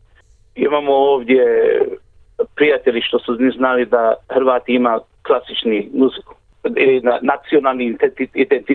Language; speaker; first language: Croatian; early bilingual, heritage; English